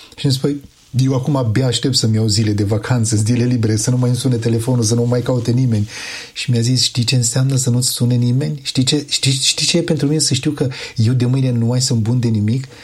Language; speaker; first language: Romanian; native; Romanian